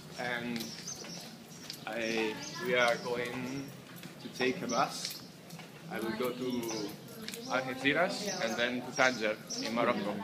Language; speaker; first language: English; non-native, learner; Italian